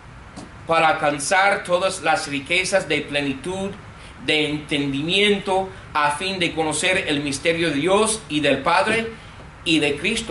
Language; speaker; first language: Spanish; non-native, fluent; English